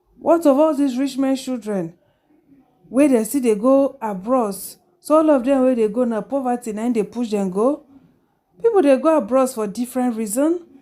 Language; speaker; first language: Nigerian Pidgin; non-native, local second language; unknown